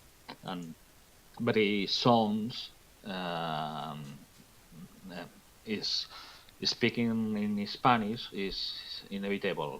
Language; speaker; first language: English; non-native, learner; Catalan